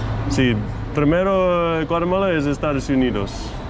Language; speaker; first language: Spanish; non-native, learner; English